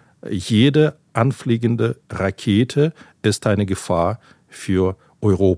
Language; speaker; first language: German; non-native, fluent; Ukrainian